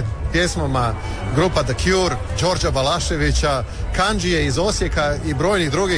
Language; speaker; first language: Serbian; native; Serbian